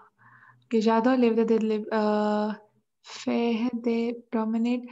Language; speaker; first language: French; non-native, learner; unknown